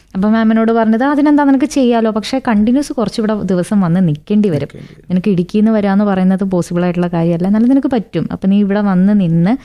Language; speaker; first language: Malayalam; native; Malayalam